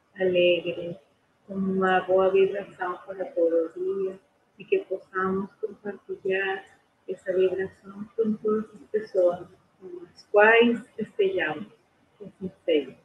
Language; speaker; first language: Portuguese; non-native, learner; Spanish